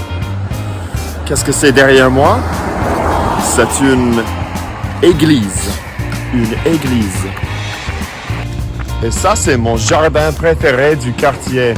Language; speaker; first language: French; non-native, fluent; English